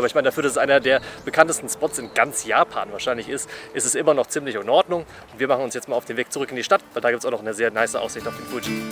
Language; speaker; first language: German; native; German